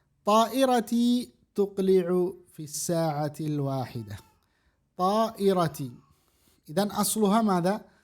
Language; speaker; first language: Arabic; non-native, fluent; Indonesian